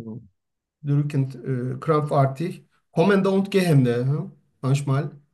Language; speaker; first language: German; non-native, learner; Turkish